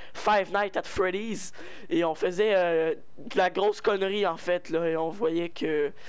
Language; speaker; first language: French; native; French